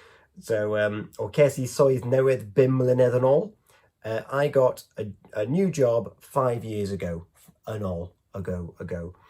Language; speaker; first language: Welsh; non-native, learner; English